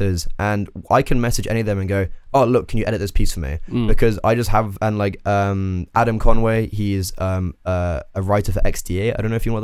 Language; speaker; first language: English; native; English